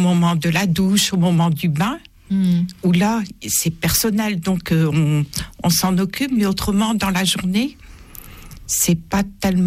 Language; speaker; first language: French; native; French